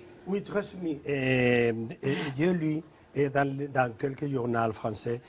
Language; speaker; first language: French; non-native, fluent; Spanish